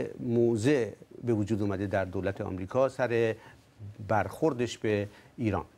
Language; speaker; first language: Persian; native; Persian